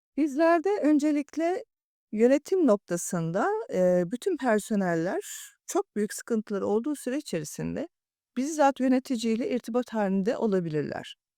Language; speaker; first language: Turkish; native; Turkish